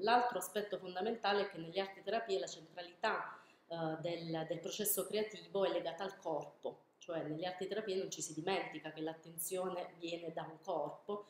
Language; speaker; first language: Italian; native; Italian